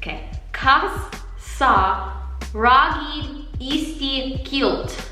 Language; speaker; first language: Estonian; non-native, learner; English